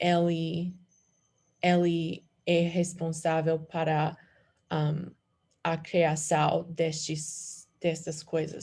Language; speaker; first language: Portuguese; non-native, learner; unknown